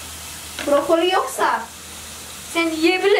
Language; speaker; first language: Turkish; non-native, learner; Indonesian